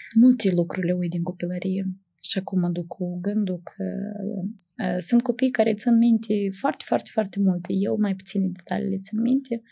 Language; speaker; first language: Romanian; native; Romanian